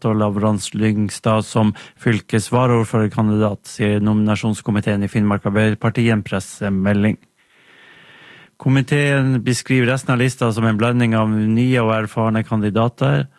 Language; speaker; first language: Norwegian; native; Norwegian